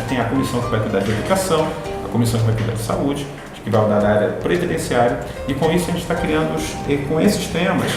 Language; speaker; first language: Portuguese; native; Portuguese